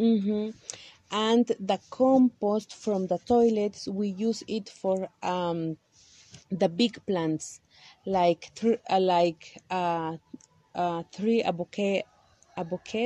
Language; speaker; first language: English; non-native, learner; Kaqchikel